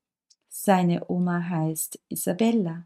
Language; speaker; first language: German; non-native, fluent; Turkish